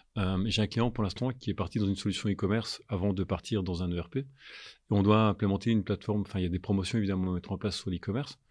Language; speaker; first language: French; native; French